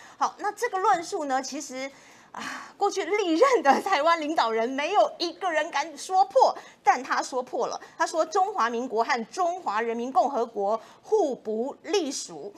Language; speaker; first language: Chinese; native; Chinese